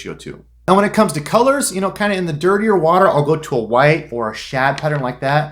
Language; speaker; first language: English; native; English